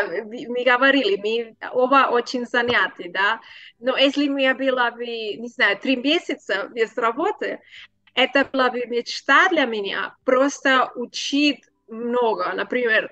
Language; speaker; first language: Russian; non-native, learner; Spanish